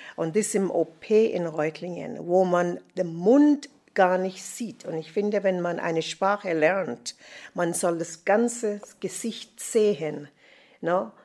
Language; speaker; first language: German; non-native, fluent; English